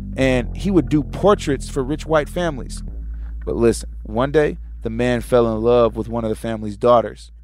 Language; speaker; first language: English; native; English